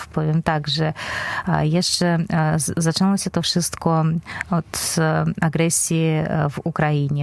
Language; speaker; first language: Polish; non-native, fluent; Belarusian